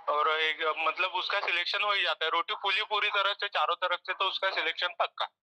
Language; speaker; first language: Hindi; non-native, local second language; Marathi